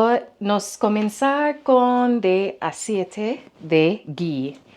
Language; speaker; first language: Spanish; non-native, learner; English